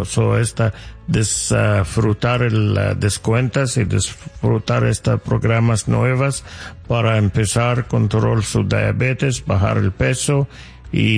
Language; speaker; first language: Spanish; non-native, fluent; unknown